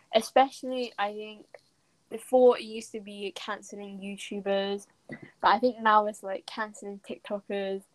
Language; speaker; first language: English; native; English